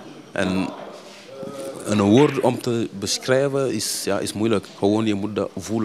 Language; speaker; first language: Dutch; early bilingual, other home language; Wolof